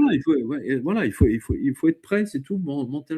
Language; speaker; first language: French; native; French